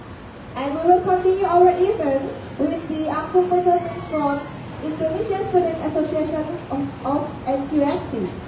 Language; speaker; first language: English; non-native, fluent; Indonesian